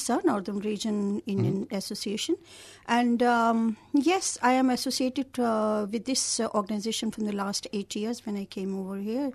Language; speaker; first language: English; non-native, local second language; Hindi